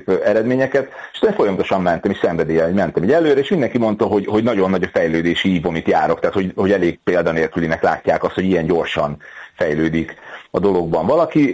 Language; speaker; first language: Hungarian; native; Hungarian